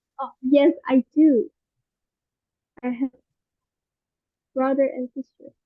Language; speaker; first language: English; non-native, learner; Indonesian